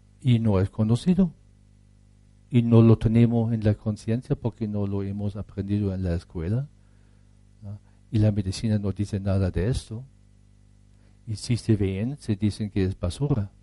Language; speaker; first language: Spanish; non-native, fluent; German